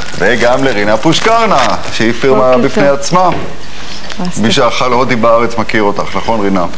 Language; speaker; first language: Hebrew; native; Hebrew